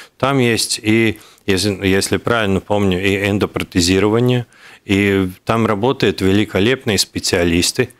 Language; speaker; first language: Russian; non-native, local second language; Latvian